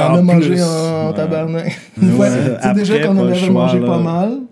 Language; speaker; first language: French; native; French